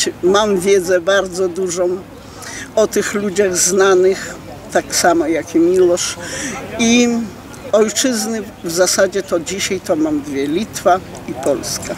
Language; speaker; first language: Polish; early bilingual, heritage; Polish